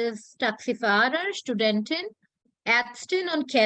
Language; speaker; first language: German; non-native, fluent; Hindi